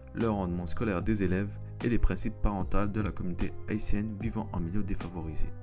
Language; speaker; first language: French; early bilingual, other home language; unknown